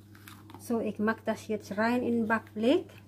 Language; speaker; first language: German; non-native, learner; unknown